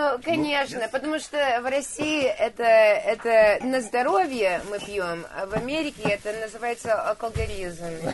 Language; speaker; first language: Russian; early bilingual, heritage; Russian